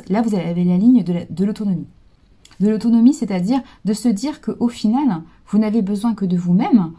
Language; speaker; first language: French; native; French